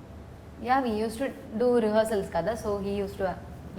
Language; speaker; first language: Telugu; non-native, learner; Malayalam